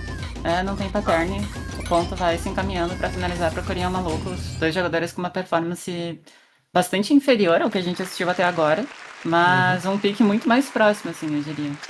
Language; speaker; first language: Portuguese; native; Portuguese